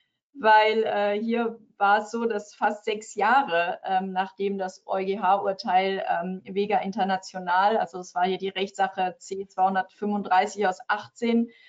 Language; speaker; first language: German; native; German